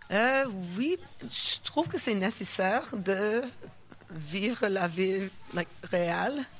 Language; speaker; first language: French; non-native, fluent; English